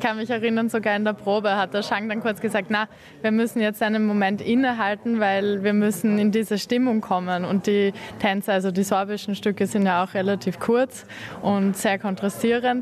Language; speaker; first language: German; native; German